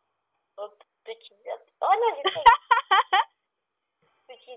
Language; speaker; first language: French; native; French